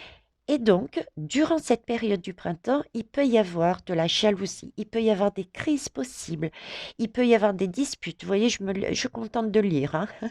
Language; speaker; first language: French; native; French